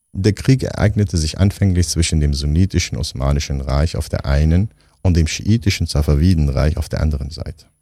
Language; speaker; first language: German; non-native, fluent; Kurdish